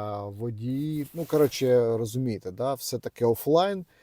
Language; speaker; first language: Ukrainian; non-native, local second language; Russian